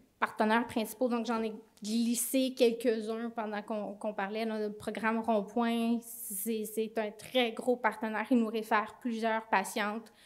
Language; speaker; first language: French; native; French